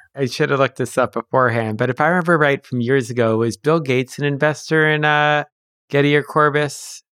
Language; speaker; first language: English; native; English